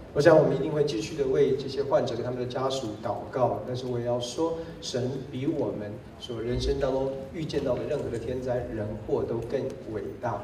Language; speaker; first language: Chinese; native; Chinese